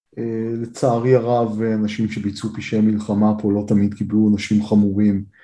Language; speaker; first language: Hebrew; native; Hebrew